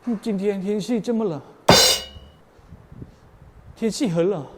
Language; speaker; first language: Chinese; non-native, learner; Thai